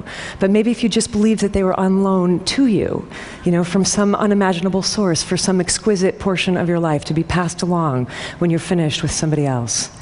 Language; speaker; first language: English; native; English